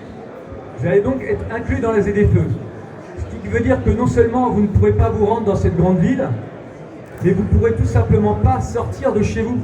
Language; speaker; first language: French; native; French